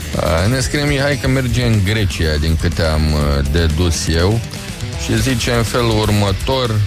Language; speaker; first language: Romanian; native; Romanian